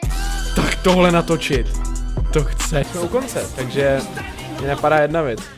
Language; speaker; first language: Czech; native; Czech